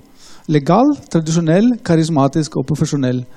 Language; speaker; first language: Norwegian; non-native, fluent; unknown